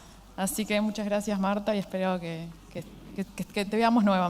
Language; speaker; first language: Spanish; native; Spanish